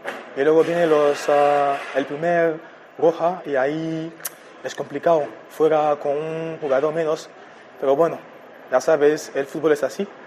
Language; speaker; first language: Spanish; non-native, fluent; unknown